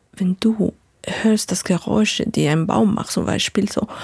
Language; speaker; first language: German; non-native, fluent; Spanish